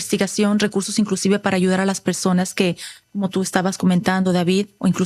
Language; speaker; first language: Spanish; native; Spanish